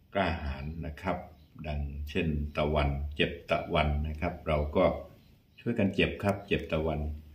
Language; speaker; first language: Thai; native; Thai